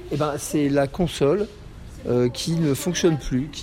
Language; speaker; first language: French; native; French